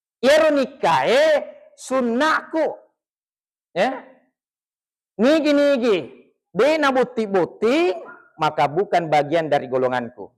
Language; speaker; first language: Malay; non-native, local second language; Buginese